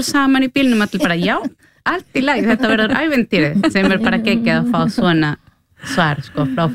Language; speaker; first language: Icelandic; non-native, learner; Spanish